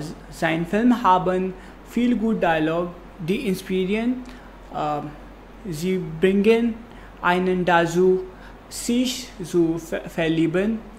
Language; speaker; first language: German; non-native, learner; Hindi